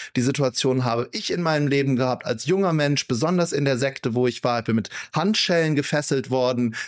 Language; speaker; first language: German; native; German